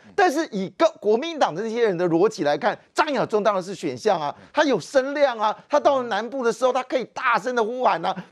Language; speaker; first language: Chinese; native; Chinese